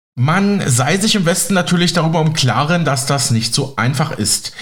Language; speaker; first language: German; native; German